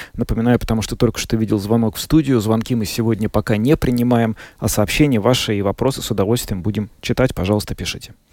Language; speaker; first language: Russian; native; Russian